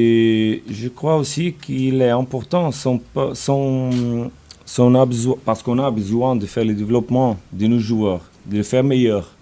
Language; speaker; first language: French; non-native, fluent; Portuguese